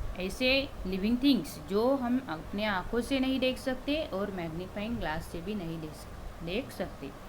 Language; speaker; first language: Hindi; non-native, local second language; Marathi